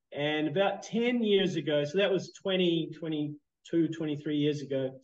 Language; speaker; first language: English; native; English